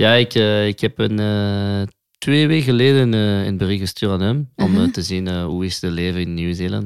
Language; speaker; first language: Dutch; non-native, local second language; French